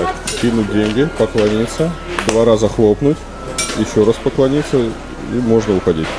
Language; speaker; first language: Russian; native; Russian